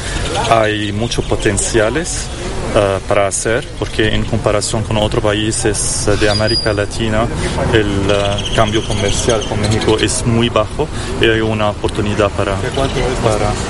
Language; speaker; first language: Spanish; non-native, fluent; Arabic